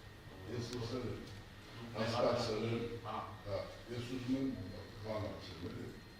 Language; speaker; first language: Armenian; non-native, local second language; Russian